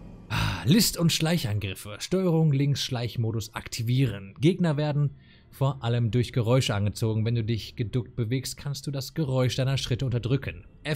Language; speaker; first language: German; native; German